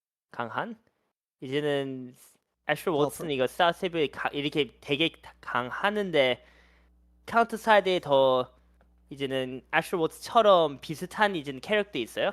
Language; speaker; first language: Korean; early bilingual, heritage; Korean